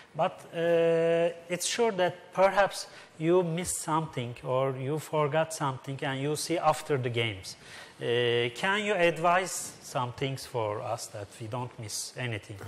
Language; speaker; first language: English; non-native, learner; Turkish